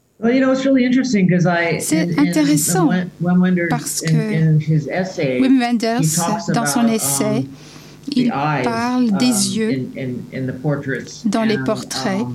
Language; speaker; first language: French; non-native, learner; English